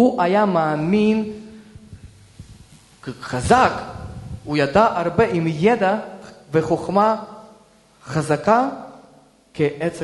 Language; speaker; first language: Hebrew; early bilingual, other home language; Russian